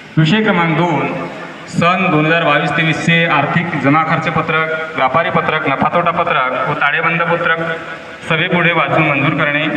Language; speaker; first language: Marathi; native; Marathi